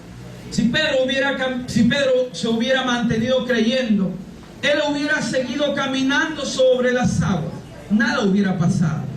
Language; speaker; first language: Spanish; native; Spanish